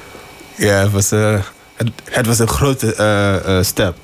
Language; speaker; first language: Dutch; non-native, learner; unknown